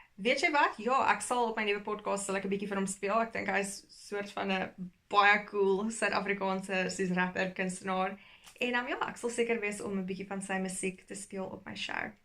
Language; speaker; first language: Afrikaans; early bilingual, heritage; Afrikaans